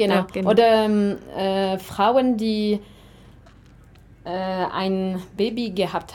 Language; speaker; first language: German; non-native, fluent; French